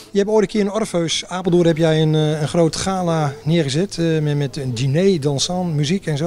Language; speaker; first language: Dutch; native; Dutch